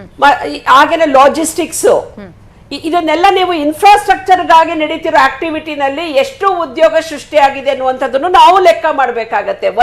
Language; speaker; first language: Kannada; native; Kannada